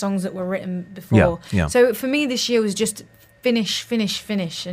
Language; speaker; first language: English; native; English